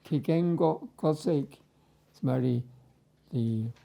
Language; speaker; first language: Japanese; non-native, fluent; English